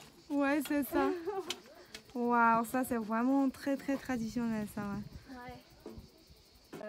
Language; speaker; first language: French; non-native, learner; Chinese